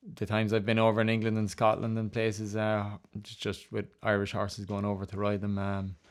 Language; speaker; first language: English; native; English